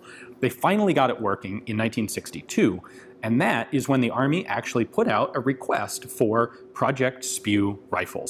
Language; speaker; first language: English; native; English